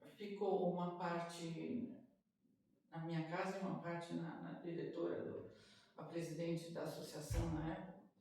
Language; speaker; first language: Portuguese; native; Portuguese